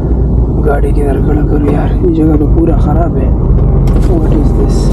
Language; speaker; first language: Hindi; non-native, local second language; Pashto